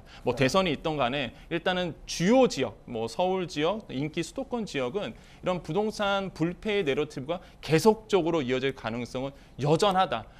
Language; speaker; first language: Korean; native; Korean